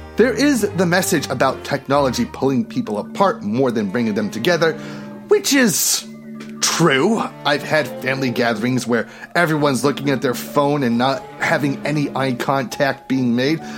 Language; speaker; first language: English; native; English